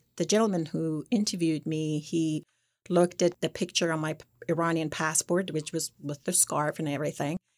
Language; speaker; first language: English; non-native, fluent; Persian